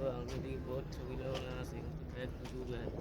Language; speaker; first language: Hindi; non-native, learner; Bangla